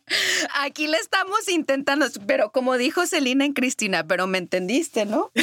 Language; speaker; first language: Spanish; early bilingual, heritage; Spanish